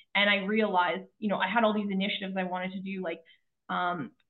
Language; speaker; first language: English; native; English